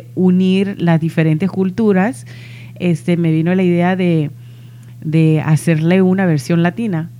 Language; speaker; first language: Spanish; early bilingual, heritage; Spanish